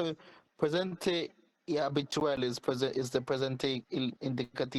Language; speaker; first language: Spanish; non-native, learner; English